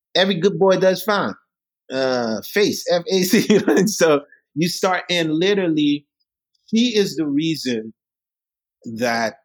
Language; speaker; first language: English; early bilingual, other home language; Haitian Creole